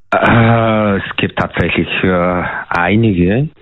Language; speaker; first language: German; non-native, fluent; Mongolian